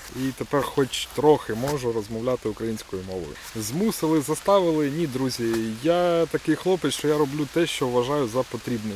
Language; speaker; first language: Ukrainian; non-native, local second language; Russian